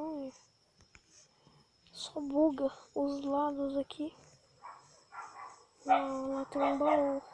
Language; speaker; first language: Portuguese; native; Portuguese